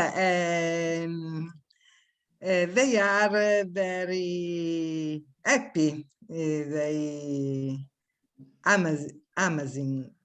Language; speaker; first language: English; non-native, learner; Italian